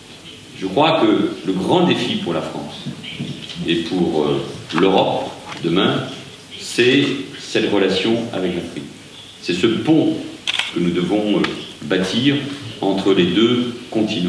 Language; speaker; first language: French; native; French